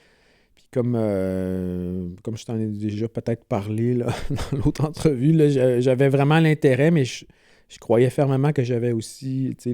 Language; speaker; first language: French; native; French